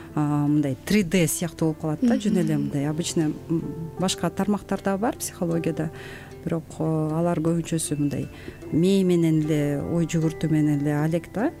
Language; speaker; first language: Kyrgyz; native; Kyrgyz